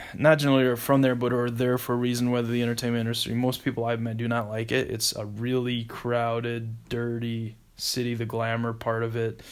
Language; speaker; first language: English; native; English